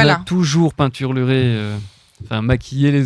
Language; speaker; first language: French; native; French